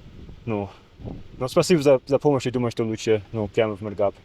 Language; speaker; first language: Russian; non-native, fluent; English